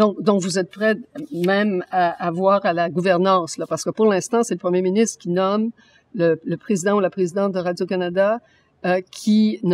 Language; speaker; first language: French; native; French